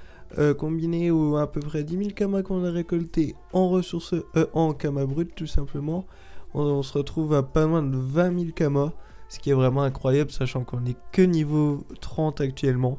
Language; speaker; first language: French; native; French